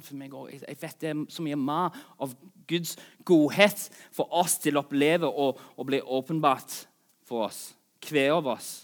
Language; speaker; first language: Norwegian; non-native, fluent; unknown